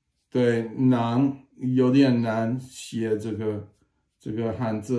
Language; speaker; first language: Chinese; non-native, learner; English